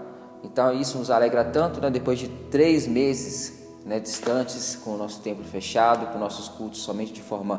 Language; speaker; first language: Portuguese; native; Portuguese